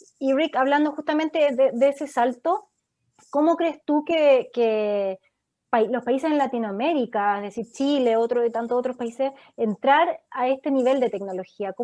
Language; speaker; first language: Spanish; native; Spanish